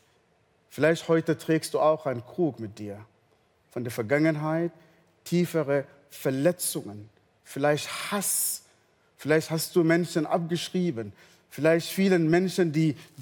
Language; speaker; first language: German; non-native, fluent; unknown